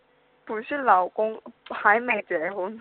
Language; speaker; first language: Chinese; non-native, learner; Korean